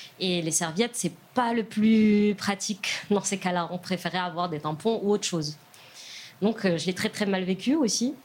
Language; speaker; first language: French; non-native, local second language; Arabic